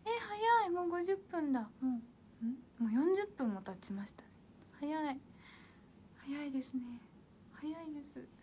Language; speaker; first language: Japanese; native; Japanese